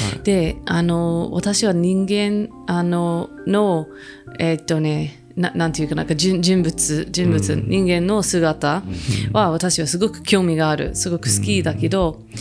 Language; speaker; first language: Japanese; non-native, fluent; English